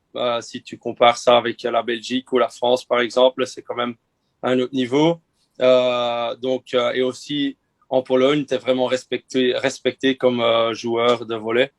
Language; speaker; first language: French; non-native, local second language; Dutch